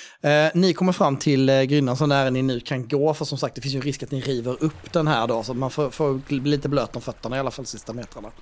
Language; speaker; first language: Swedish; native; Swedish